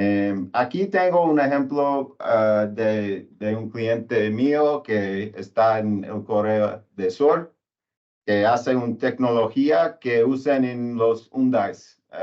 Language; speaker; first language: Spanish; non-native, learner; English